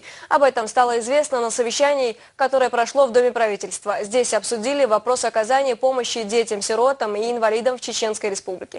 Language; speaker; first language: Russian; native; Russian